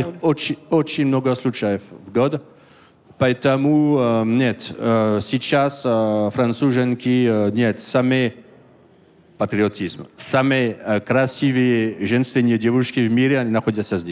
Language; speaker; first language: Russian; non-native, learner; French